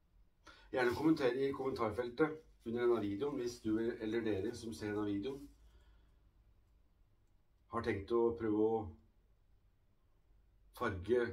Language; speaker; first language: Norwegian; native; Norwegian